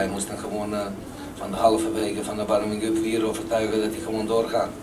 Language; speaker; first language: Dutch; non-native, fluent; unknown